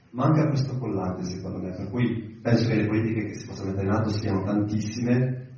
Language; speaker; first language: Italian; early bilingual, other home language; Arabic